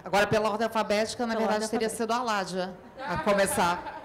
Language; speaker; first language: Portuguese; native; Portuguese